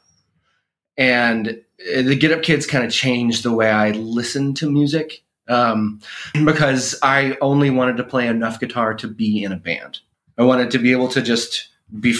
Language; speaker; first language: English; native; English